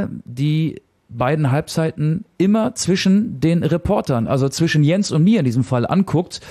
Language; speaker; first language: German; native; German